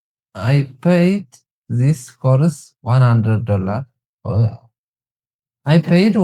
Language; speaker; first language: English; non-native, learner; Tigrinya